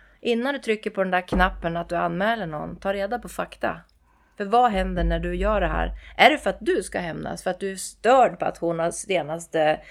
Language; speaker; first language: Swedish; native; Swedish